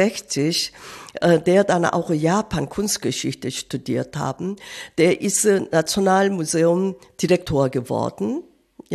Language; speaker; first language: German; non-native, fluent; Korean